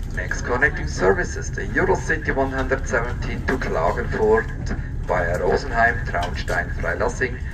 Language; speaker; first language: English; non-native, fluent; German